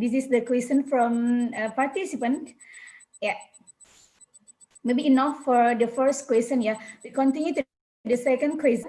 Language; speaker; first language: English; non-native, learner; Indonesian